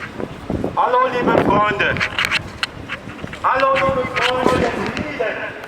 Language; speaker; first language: German; non-native, learner; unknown